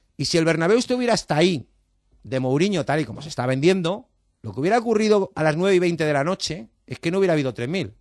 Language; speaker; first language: Spanish; native; Spanish